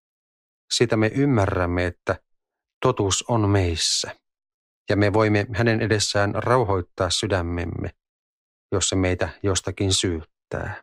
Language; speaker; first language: Finnish; native; Finnish